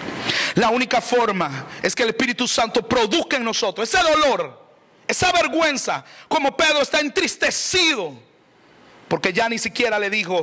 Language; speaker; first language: Spanish; native; Spanish